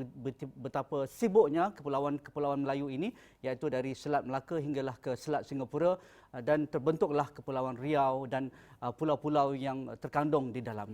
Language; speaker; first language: Malay; native; Malay